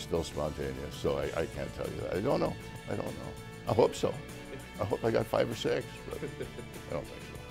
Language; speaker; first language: English; native; English